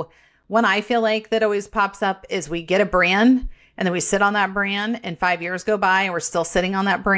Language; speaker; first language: English; native; English